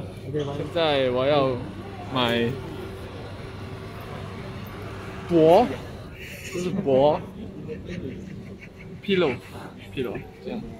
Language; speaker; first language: Chinese; non-native, learner; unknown